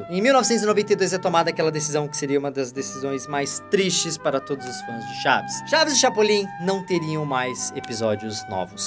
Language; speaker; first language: Portuguese; native; Portuguese